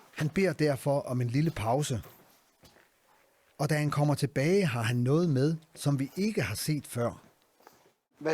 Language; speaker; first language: Danish; native; Danish